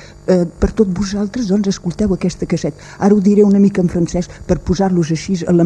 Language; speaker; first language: Catalan; native; Catalan